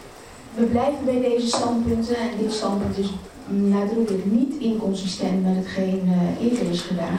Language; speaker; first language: Dutch; native; Dutch